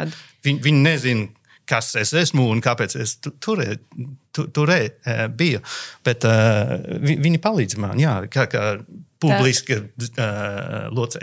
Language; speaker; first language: Latvian; non-native, learner; English